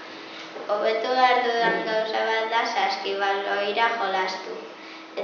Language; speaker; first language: Basque; non-native, local second language; Spanish